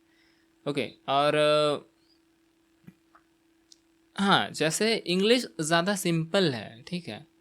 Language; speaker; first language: Hindi; non-native, local second language; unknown